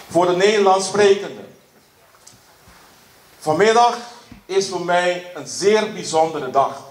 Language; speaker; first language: Dutch; non-native, local second language; Papiamento